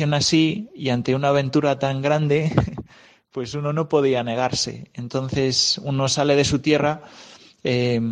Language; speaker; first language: Spanish; native; Spanish